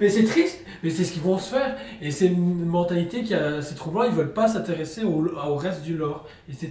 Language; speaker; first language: French; native; French